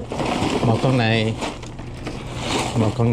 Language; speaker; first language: Vietnamese; early bilingual, heritage; Vietnamese